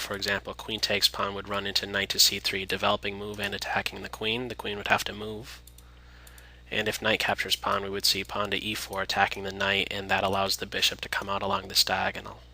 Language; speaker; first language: English; native; English